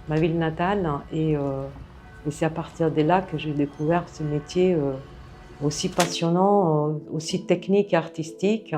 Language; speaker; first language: French; non-native, fluent; Italian